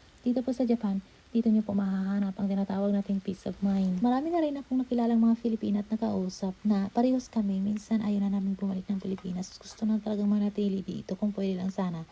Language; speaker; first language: Filipino; non-native, local second language; Cebuano